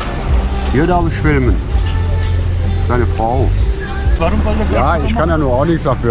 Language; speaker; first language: German; native; German